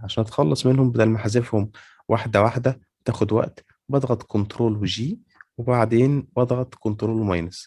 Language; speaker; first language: Arabic; native; Arabic